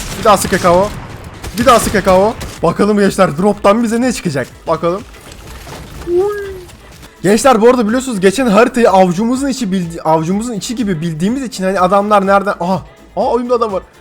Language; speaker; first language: Turkish; native; Turkish